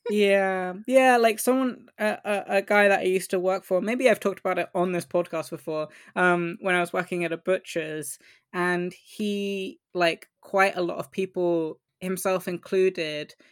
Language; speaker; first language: English; native; English